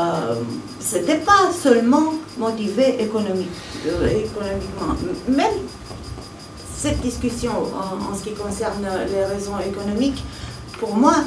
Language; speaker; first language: French; non-native, fluent; Romanian